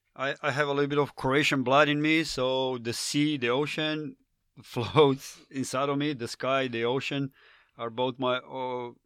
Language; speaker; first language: English; non-native, fluent; Slovenian